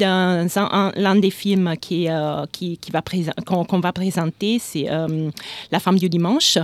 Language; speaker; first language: French; non-native, fluent; Italian